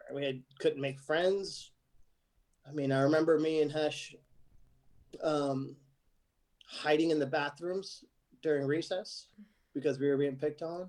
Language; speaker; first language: English; early bilingual, other home language; Arabic